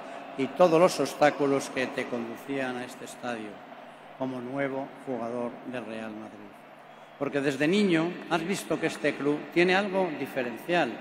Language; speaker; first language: Spanish; native; Spanish